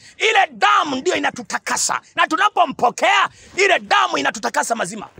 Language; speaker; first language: Swahili; native; Swahili